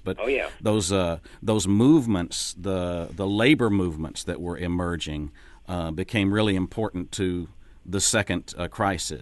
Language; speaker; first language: English; native; English